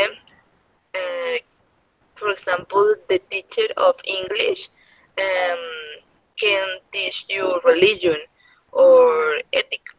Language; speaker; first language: English; non-native, learner; Spanish